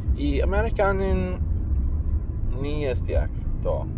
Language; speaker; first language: Polish; non-native, learner; English